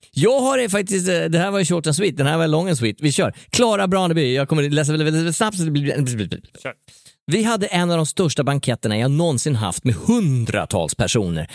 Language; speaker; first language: Swedish; native; Swedish